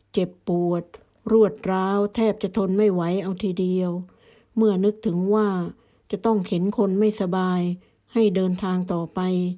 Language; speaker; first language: Thai; native; Thai